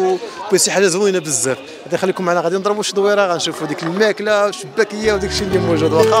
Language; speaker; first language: Arabic; native; Arabic